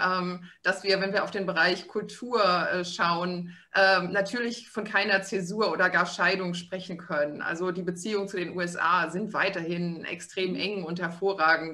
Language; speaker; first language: German; native; German